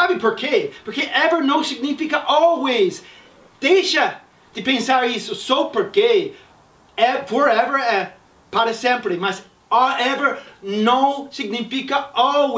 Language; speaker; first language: Portuguese; non-native, fluent; English